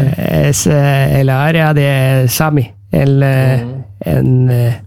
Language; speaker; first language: Spanish; non-native, learner; Norwegian